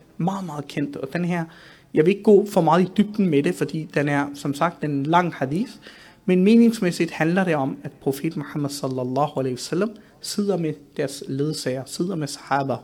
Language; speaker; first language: Danish; early bilingual, other home language; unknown